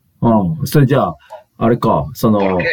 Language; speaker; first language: Spanish; non-native, learner; Japanese